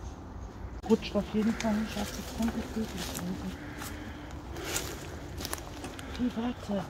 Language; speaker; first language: German; native; German